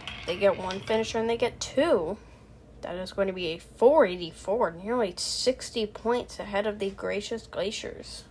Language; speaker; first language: English; native; English